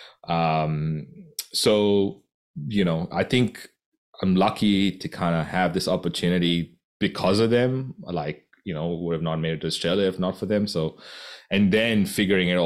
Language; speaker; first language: English; non-native, local second language; Konkani